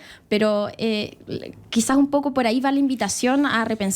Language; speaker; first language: Spanish; native; Spanish